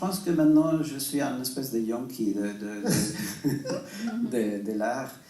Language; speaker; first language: French; non-native, fluent; Spanish